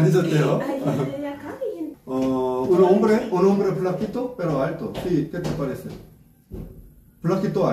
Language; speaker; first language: Spanish; non-native, learner; Korean